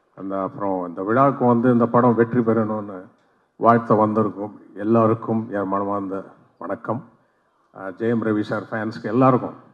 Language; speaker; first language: Tamil; non-native, local second language; Telugu